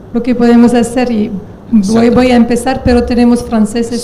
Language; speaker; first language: Spanish; non-native, fluent; French